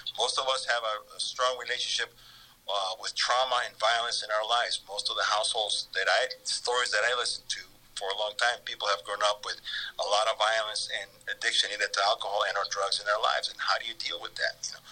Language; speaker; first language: English; early bilingual, other home language; Spanish